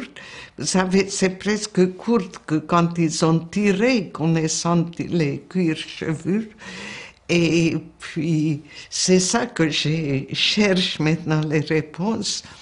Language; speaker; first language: French; non-native, fluent; Hungarian